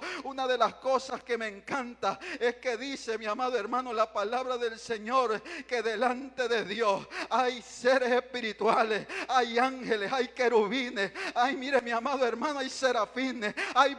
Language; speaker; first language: Spanish; native; Spanish